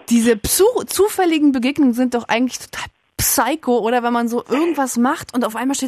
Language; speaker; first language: German; native; German